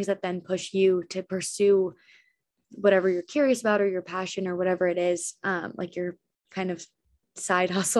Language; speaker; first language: English; native; English